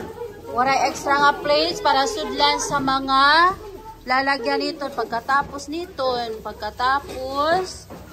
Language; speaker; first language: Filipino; non-native, local second language; Waray